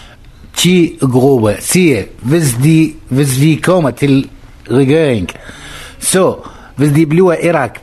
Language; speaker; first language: Danish; non-native, learner; Arabic